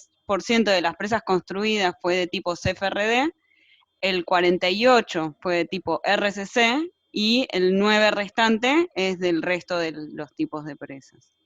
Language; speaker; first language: Spanish; native; Spanish